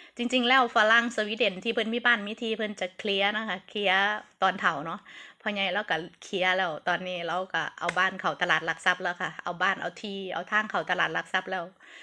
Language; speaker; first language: Thai; native; Thai